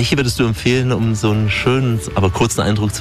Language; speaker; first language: German; native; German